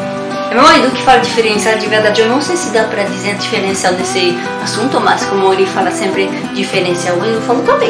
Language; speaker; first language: Portuguese; non-native, learner; French